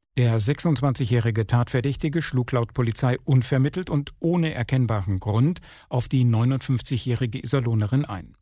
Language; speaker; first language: German; native; German